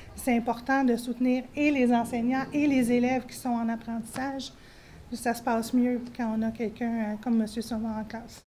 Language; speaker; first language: French; native; French